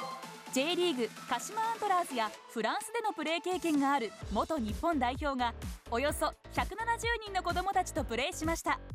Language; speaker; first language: Japanese; native; Japanese